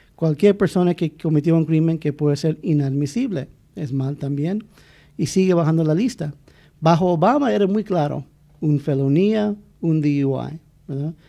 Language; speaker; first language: Spanish; non-native, fluent; English